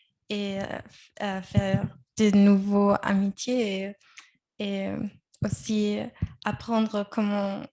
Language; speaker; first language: French; non-native, learner; German